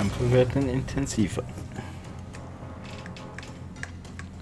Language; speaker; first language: German; non-native, local second language; Luxembourgish